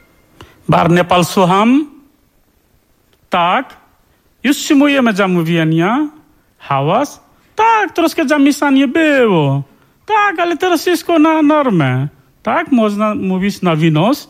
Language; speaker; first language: Polish; non-native, learner; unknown